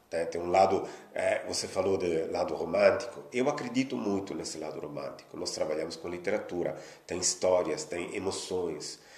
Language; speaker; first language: Portuguese; non-native, fluent; Italian